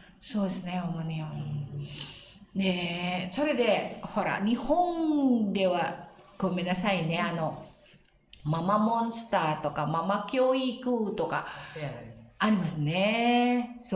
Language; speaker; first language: Japanese; non-native, learner; Indonesian